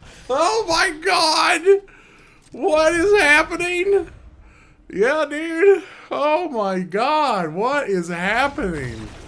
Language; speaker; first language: English; native; English